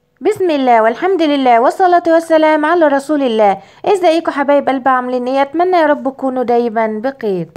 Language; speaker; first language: Arabic; native; Arabic